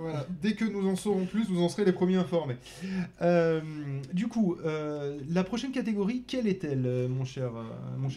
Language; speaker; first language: French; native; French